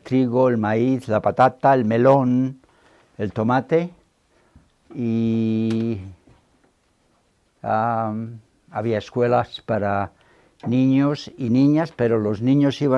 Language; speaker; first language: Spanish; native; Spanish